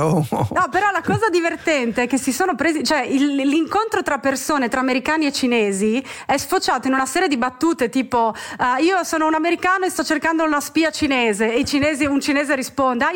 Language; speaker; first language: Italian; native; Italian